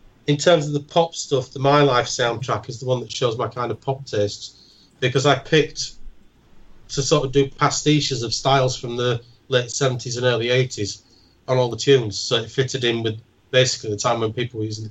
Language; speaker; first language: English; native; English